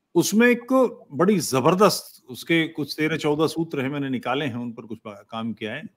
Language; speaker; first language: Hindi; native; Hindi